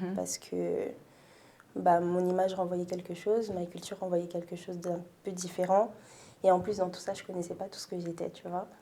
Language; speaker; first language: French; native; French